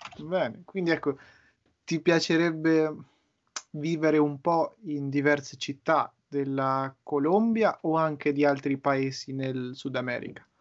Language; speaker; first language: Italian; native; Italian